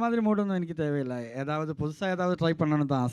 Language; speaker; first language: Tamil; non-native, learner; Malayalam